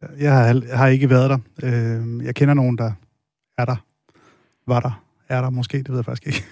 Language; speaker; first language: Danish; native; Danish